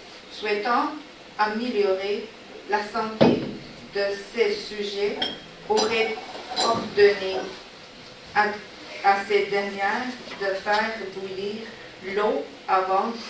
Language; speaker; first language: French; non-native, learner; Chinese